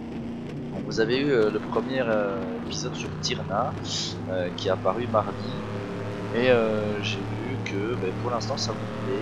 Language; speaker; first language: French; native; French